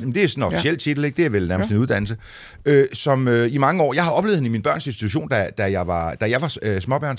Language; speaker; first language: Danish; native; Danish